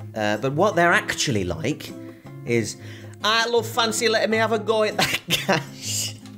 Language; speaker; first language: English; native; English